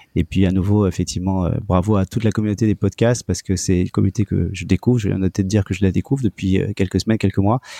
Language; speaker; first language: French; native; French